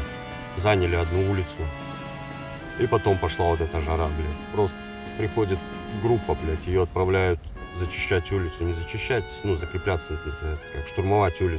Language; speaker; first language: Russian; native; Russian